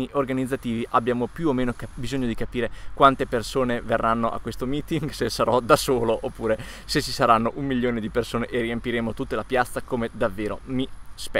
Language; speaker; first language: Italian; native; Italian